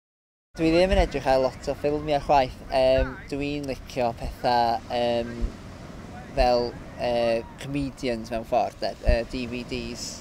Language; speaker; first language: Welsh; non-native, fluent; English